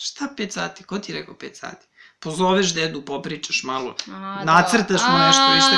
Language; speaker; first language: Serbian; native; Serbian